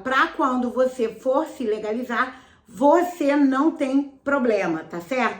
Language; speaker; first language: Portuguese; native; Portuguese